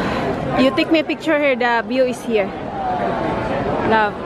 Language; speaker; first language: English; non-native, learner; Filipino